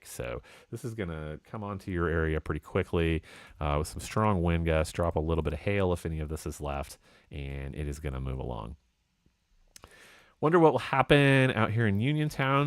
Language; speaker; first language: English; native; English